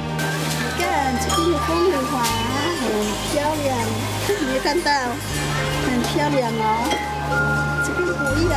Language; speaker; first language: Chinese; non-native, fluent; Filipino